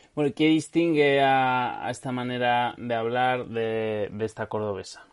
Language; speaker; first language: Spanish; native; Spanish